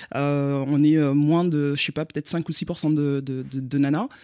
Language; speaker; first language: French; native; French